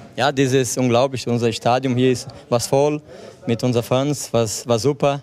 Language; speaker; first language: German; non-native, fluent; Portuguese